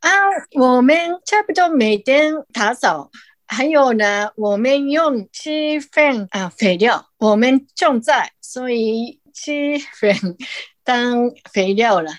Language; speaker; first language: Chinese; non-native, fluent; Japanese